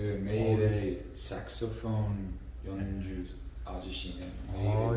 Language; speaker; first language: Korean; non-native, learner; English